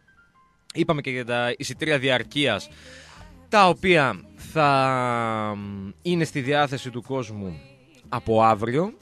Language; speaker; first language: Greek; native; Greek